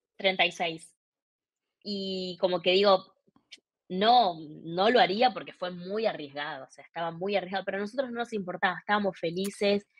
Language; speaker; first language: Spanish; native; Spanish